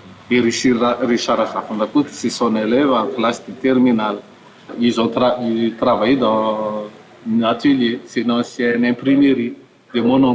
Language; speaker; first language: French; non-native, local second language; Malagasy